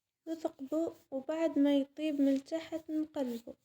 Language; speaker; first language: Arabic; native; Arabic